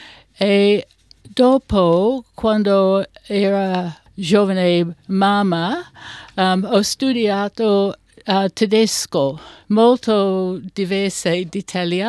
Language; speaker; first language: Italian; non-native, learner; English